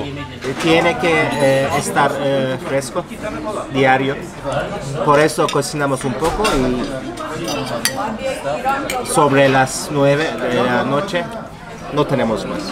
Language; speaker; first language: Spanish; non-native, fluent; Turkish